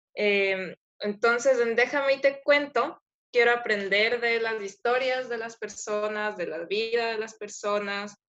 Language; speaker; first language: Spanish; native; Spanish